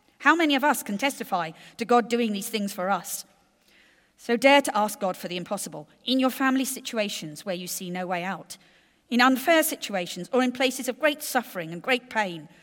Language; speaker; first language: English; native; English